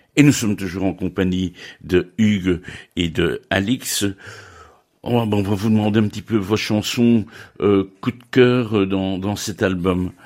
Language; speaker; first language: French; native; French